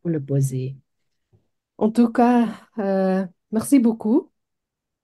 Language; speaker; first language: French; non-native, local second language; Dutch